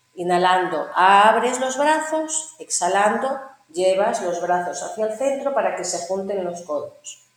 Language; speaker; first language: Spanish; native; Spanish